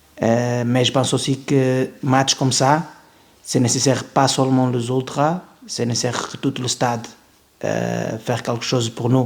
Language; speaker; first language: French; non-native, fluent; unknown